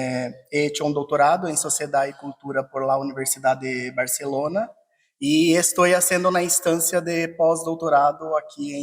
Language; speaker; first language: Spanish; non-native, fluent; Portuguese